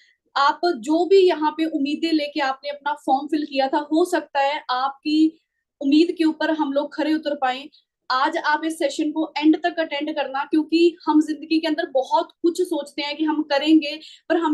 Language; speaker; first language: Hindi; non-native, local second language; Punjabi